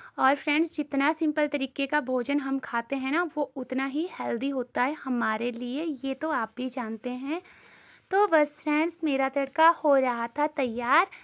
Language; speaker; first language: Hindi; native; Hindi